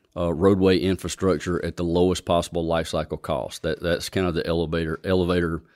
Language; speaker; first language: English; native; English